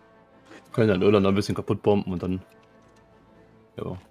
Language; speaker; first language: German; native; German